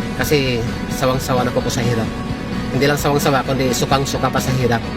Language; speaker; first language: Filipino; native; Filipino